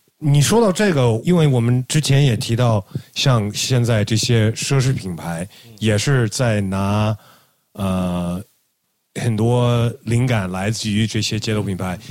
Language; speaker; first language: Chinese; native; Chinese